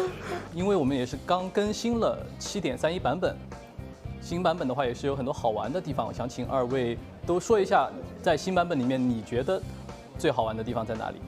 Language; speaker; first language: Chinese; native; Chinese